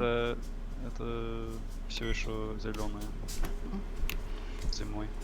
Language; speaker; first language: Russian; non-native, learner; English